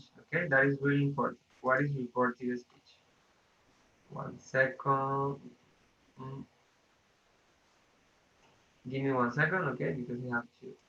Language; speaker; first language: English; non-native, fluent; Spanish